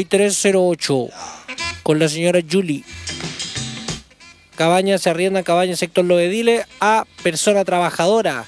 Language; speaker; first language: Spanish; native; Spanish